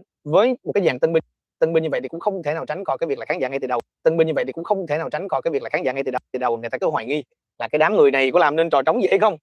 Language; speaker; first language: Vietnamese; native; Vietnamese